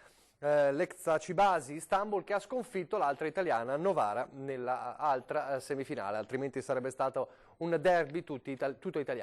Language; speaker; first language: Italian; native; Italian